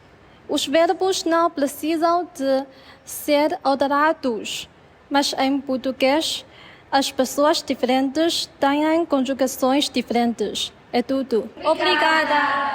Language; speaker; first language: Portuguese; non-native, learner; Chinese